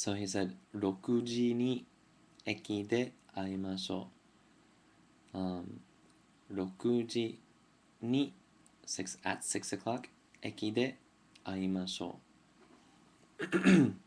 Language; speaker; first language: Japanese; non-native, fluent; English